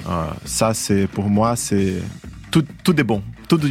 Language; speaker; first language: French; non-native, fluent; Portuguese